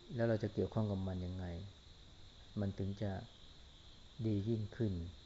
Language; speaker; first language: Thai; native; Thai